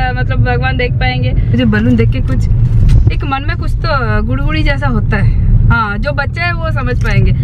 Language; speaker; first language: Hindi; non-native, local second language; Bangla